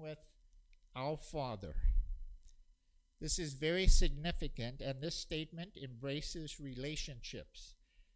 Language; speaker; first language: English; native; English